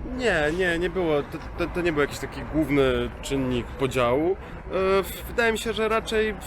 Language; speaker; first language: Polish; early bilingual, other home language; Serbian